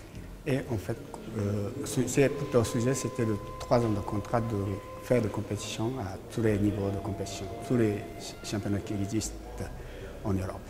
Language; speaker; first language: French; non-native, learner; Japanese